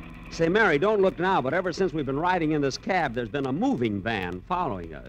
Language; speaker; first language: English; native; English